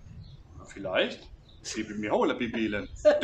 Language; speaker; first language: German; native; German